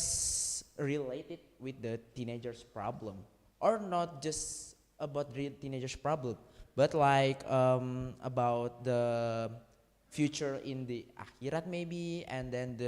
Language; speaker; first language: English; non-native, learner; Indonesian